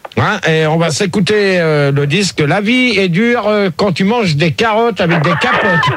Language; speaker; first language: French; native; French